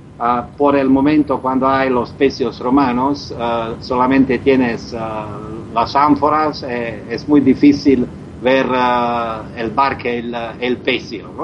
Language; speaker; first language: Spanish; non-native, learner; Croatian